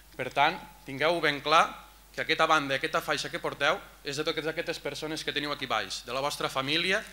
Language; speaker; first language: Catalan; native; Catalan